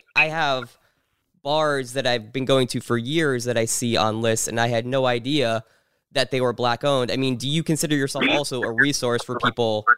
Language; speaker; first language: English; native; English